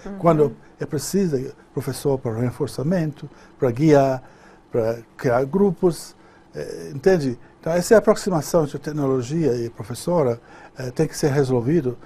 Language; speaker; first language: Portuguese; non-native, fluent; English